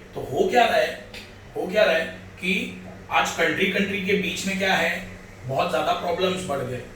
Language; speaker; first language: Hindi; non-native, local second language; Marathi